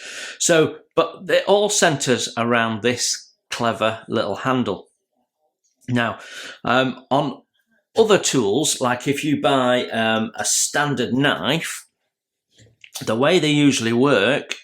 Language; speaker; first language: English; native; English